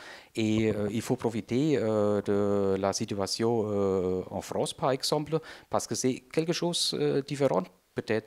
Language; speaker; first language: French; non-native, fluent; German